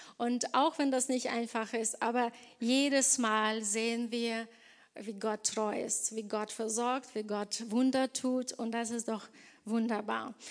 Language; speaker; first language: German; non-native, fluent; Ukrainian